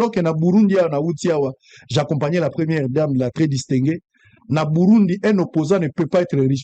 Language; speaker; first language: French; non-native, local second language; Lingala